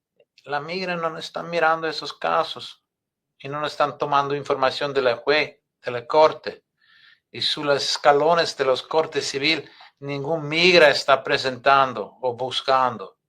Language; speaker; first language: Spanish; non-native, fluent; English